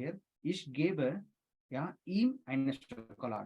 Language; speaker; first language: German; non-native, fluent; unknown